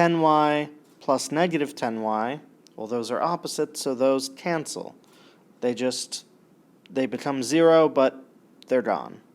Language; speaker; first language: English; native; English